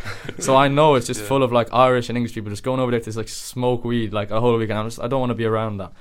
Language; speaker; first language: English; native; English